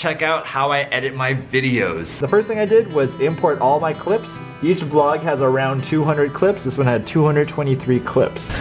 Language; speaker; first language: English; native; English